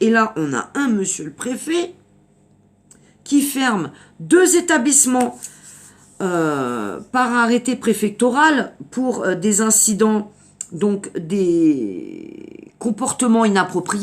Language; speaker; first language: French; native; French